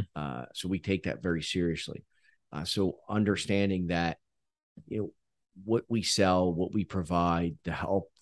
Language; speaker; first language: English; native; English